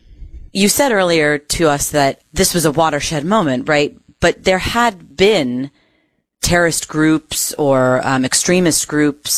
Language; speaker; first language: English; native; English